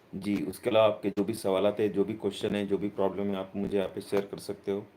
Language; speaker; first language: Hindi; non-native, local second language; Marathi